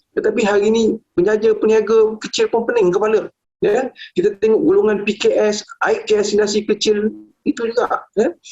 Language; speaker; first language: Malay; native; Malay